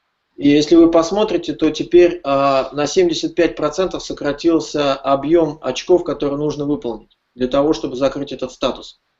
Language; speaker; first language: Russian; native; Russian